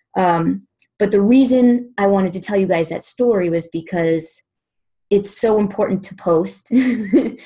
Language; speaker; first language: English; native; English